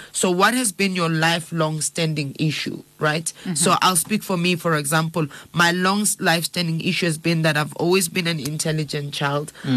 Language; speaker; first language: English; non-native, local second language; Zulu